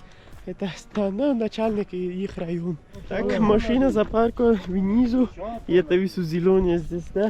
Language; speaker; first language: Russian; non-native, learner; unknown